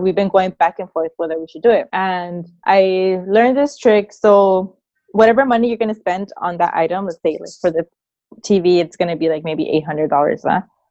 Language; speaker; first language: English; early bilingual, other home language; Spanish